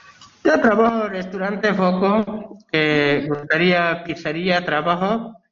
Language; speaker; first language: Spanish; non-native, learner; Bangla